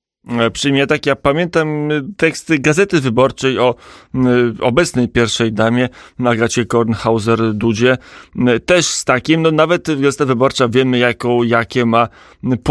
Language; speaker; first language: Polish; native; Polish